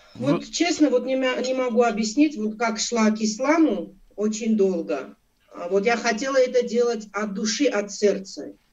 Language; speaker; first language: Russian; non-native, local second language; Armenian